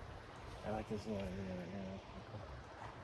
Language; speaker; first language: English; native; English